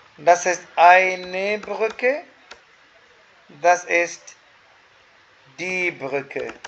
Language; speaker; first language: German; non-native, fluent; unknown